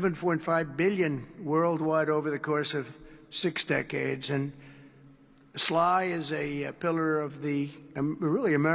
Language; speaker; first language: English; native; English